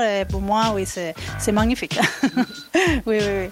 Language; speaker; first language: French; non-native, learner; Spanish